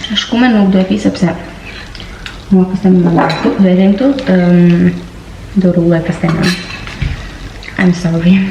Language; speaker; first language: Albanian; early bilingual, heritage; Albanian